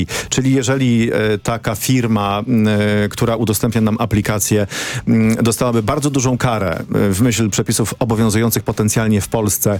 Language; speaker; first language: Polish; native; Polish